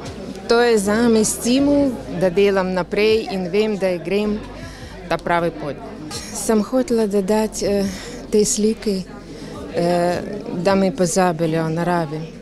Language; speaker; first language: Slovenian; non-native, learner; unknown